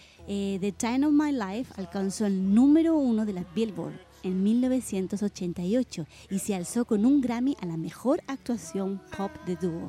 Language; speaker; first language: Spanish; native; Spanish